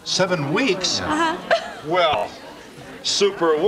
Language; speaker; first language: English; native; English